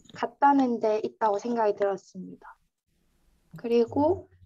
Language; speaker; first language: Korean; non-native, fluent; Vietnamese